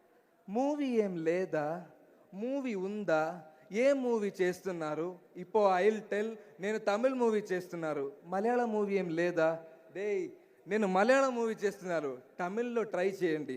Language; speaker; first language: Telugu; non-native, learner; Malayalam